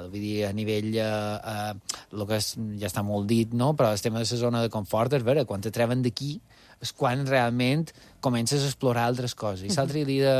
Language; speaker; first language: Catalan; native; Catalan